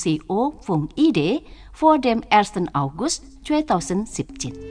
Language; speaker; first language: German; non-native, learner; Indonesian